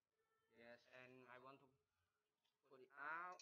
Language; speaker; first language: English; non-native, learner; Chinese